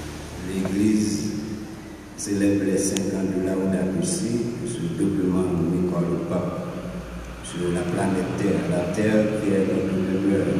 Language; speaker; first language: French; non-native, local second language; Haitian Creole